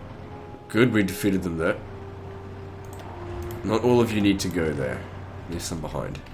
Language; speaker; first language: English; native; English